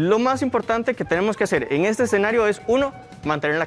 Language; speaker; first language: Spanish; native; Spanish